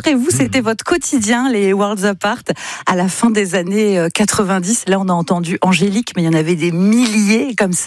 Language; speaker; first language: French; native; French